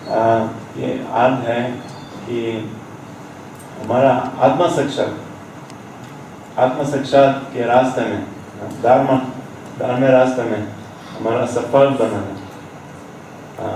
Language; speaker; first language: Hindi; non-native, fluent; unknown